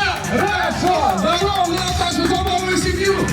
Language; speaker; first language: Russian; native; Russian